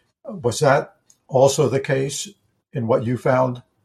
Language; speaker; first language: English; native; English